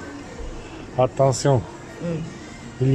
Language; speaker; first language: English; non-native, learner; Polish